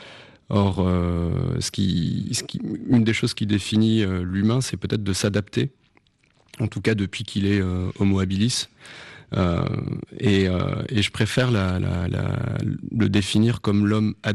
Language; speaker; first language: French; native; French